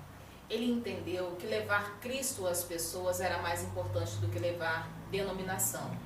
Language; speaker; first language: Portuguese; native; Portuguese